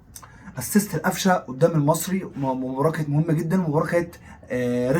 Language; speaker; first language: Arabic; native; Arabic